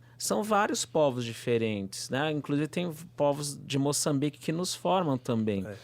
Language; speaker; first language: Portuguese; native; Portuguese